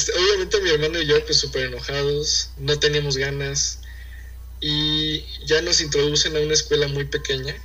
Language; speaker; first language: Spanish; early bilingual, heritage; Spanish